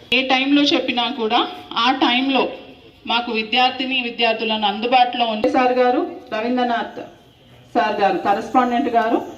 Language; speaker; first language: Telugu; native; Telugu